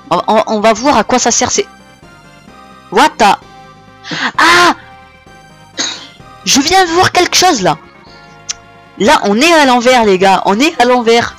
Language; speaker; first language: French; native; French